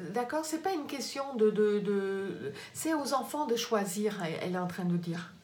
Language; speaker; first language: French; native; French